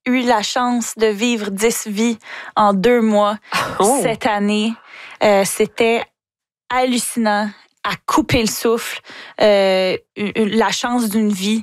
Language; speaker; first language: French; native; French